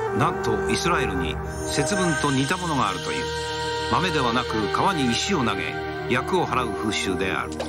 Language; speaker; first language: Japanese; native; Japanese